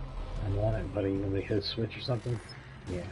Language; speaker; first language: English; native; English